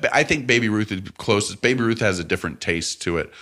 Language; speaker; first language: English; native; English